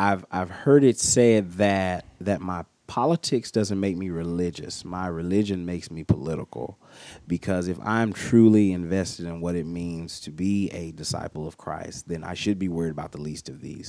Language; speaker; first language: English; native; English